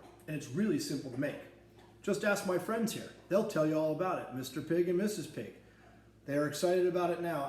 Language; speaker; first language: English; native; English